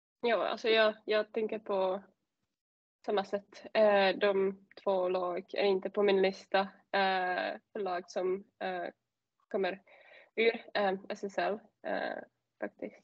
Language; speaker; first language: Swedish; non-native, fluent; Czech